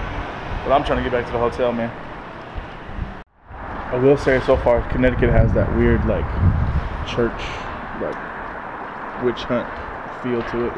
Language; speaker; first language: English; native; English